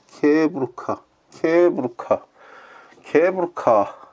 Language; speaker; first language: Japanese; non-native, learner; Korean